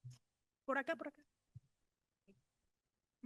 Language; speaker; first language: Spanish; native; Spanish